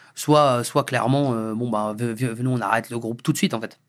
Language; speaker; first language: French; native; French